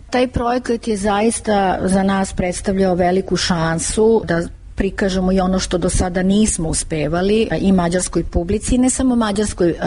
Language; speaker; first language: Serbian; native; Serbian